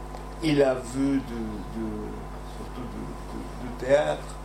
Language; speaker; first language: French; non-native, fluent; Spanish